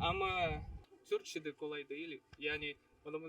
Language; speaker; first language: Turkish; non-native, learner; Armenian